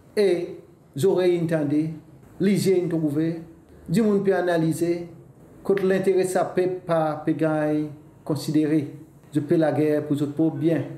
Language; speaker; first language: French; non-native, local second language; Seselwa Creole French